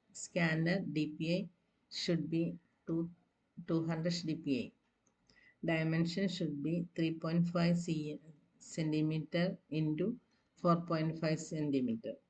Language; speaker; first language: English; non-native, local second language; Malayalam